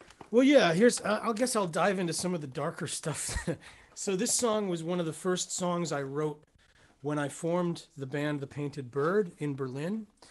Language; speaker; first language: English; native; English